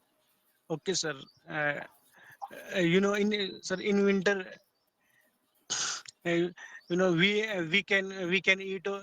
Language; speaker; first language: English; non-native, learner; Hindi